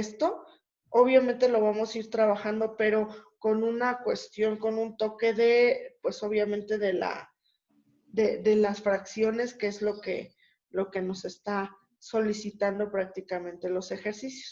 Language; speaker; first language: Spanish; native; Spanish